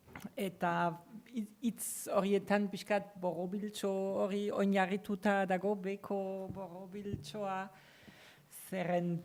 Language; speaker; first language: Basque; non-native, fluent; German